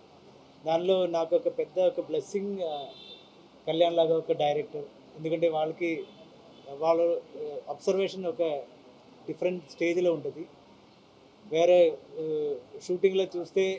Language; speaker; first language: Telugu; non-native, fluent; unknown